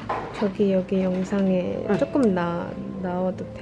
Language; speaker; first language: Korean; non-native, fluent; Indonesian